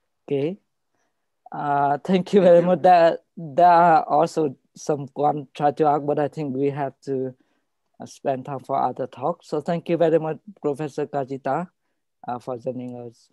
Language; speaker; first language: English; non-native, fluent; Vietnamese